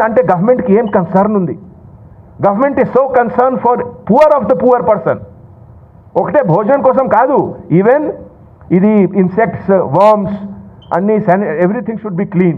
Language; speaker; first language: Telugu; non-native, local second language; Hindi